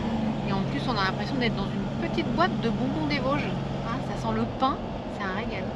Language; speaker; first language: French; native; French